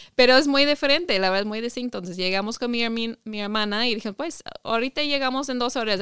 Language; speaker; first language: Spanish; non-native, fluent; English